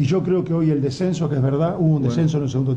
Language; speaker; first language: Spanish; native; Spanish